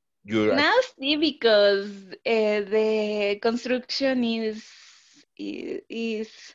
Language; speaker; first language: English; non-native, learner; Spanish